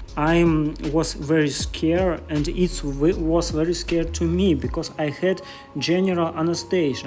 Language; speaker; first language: English; non-native, learner; Russian